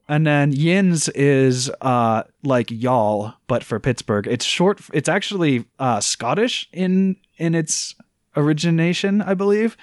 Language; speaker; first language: English; native; English